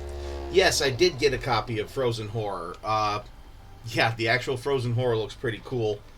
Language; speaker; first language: English; native; English